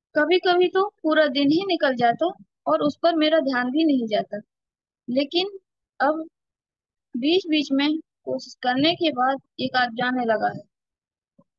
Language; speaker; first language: Hindi; native; Hindi